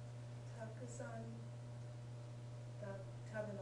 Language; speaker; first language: Japanese; non-native, learner; English